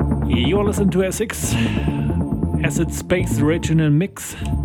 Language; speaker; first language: English; non-native, fluent; German